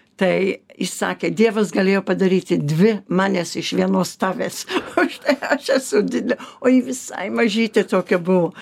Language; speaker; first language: Lithuanian; early bilingual, heritage; Lithuanian